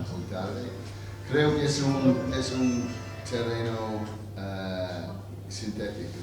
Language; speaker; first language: Spanish; non-native, fluent; English